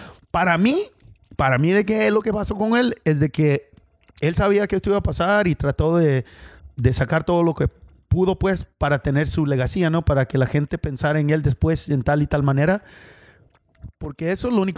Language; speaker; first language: Spanish; early bilingual, heritage; Spanish